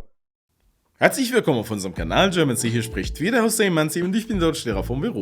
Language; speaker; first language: German; non-native, fluent; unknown